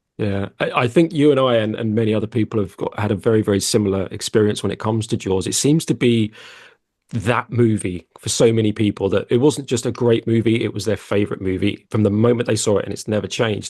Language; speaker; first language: English; native; English